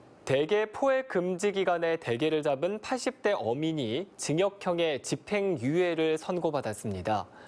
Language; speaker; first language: Korean; native; Korean